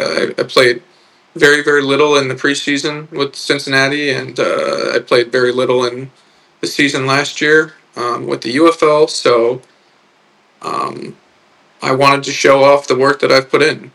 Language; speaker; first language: English; native; English